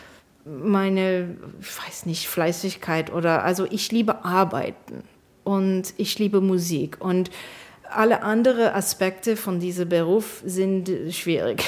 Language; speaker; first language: German; non-native, fluent; English